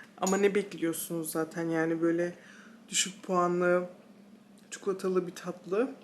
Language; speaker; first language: Turkish; early bilingual, heritage; Turkish